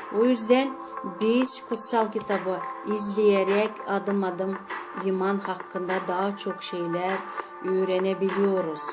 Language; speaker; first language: Turkish; non-native, fluent; Azerbaijani